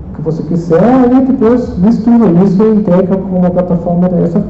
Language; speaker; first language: Portuguese; non-native, fluent; German